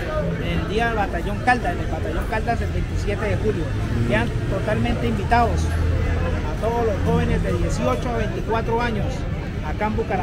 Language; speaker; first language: Spanish; native; Spanish